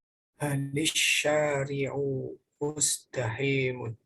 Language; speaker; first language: Arabic; non-native, learner; Indonesian